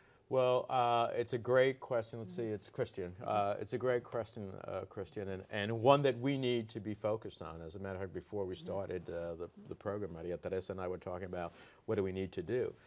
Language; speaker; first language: English; early bilingual, other home language; Spanish